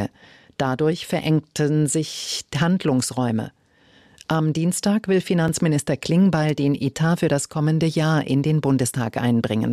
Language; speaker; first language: German; native; German